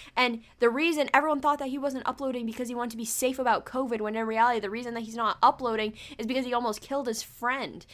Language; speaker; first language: English; early bilingual, other home language; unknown